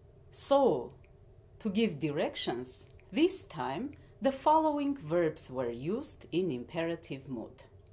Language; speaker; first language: English; non-native, fluent; Armenian